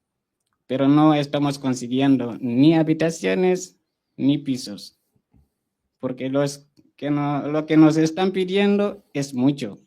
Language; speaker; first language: Spanish; non-native, fluent; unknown